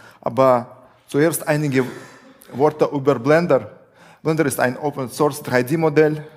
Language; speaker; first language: German; non-native, fluent; Russian